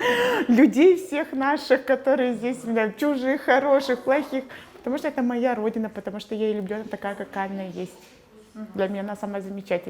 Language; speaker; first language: Russian; native; Russian